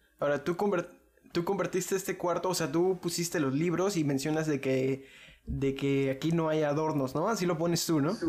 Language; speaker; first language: Spanish; native; Spanish